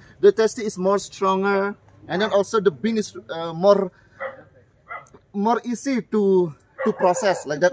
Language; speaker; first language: English; non-native, learner; Indonesian